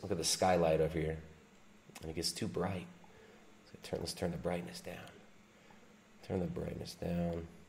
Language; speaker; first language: English; native; English